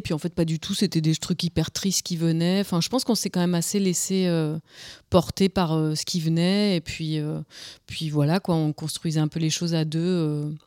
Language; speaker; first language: French; native; French